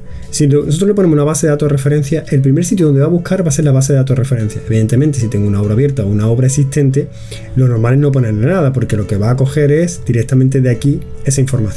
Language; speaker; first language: Spanish; native; Spanish